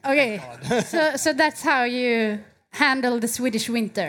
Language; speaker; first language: English; non-native, fluent; Swedish